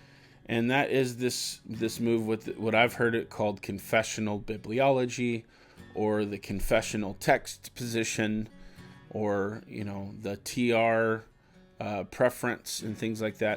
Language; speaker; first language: English; native; English